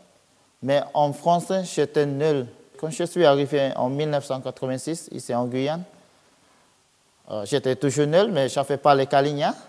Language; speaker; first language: French; non-native, learner; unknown